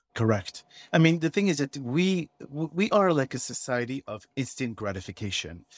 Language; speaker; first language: English; non-native, fluent; French